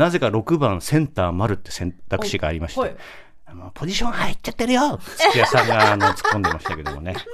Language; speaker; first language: Japanese; native; Japanese